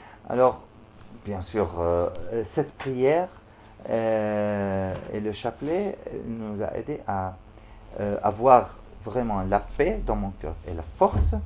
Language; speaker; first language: French; non-native, fluent; Arabic